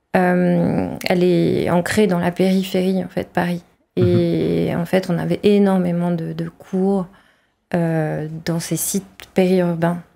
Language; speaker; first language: French; native; French